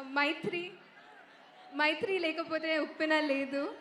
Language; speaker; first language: Telugu; non-native, local second language; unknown